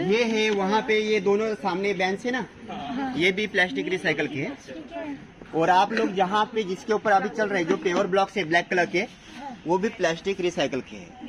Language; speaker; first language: Hindi; non-native, local second language; Marathi